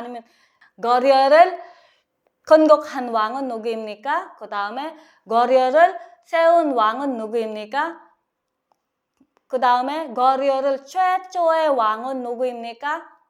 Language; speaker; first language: Korean; non-native, learner; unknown